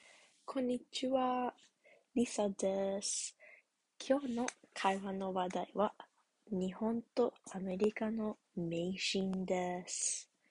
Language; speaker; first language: Japanese; early bilingual, heritage; English